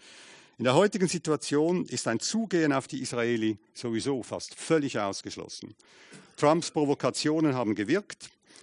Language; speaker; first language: German; native; German